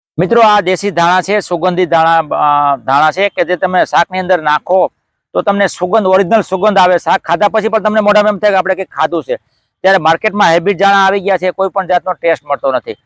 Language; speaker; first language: Gujarati; native; Gujarati